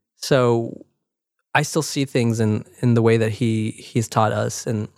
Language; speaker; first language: English; early bilingual, other home language; Spanish